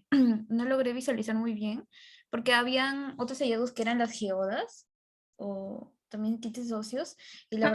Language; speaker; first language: Spanish; native; Spanish